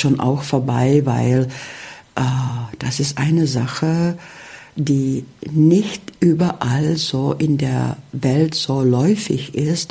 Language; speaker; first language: German; early bilingual, heritage; German